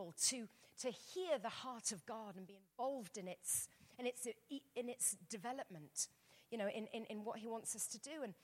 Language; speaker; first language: English; native; English